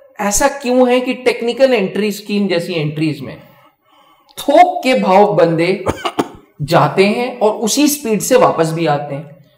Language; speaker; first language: Hindi; native; Hindi